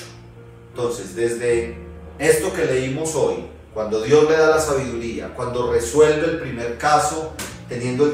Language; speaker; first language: Spanish; native; Spanish